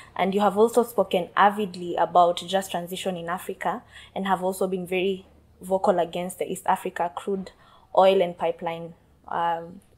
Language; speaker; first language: English; non-native, local second language; Kalenjin